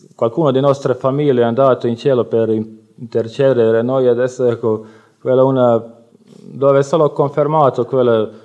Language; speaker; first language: Italian; non-native, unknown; Bosnian